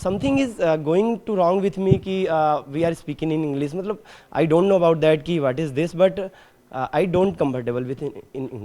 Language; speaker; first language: English; non-native, learner; Hindi